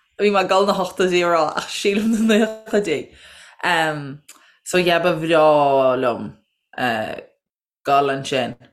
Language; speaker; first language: Irish; non-native, local second language; English